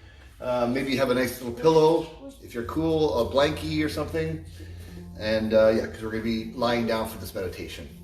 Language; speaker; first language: English; native; English